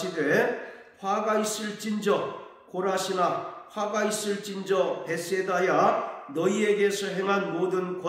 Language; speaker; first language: Korean; native; Korean